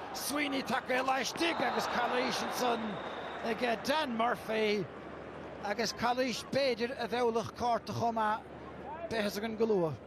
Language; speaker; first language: Irish; native; Irish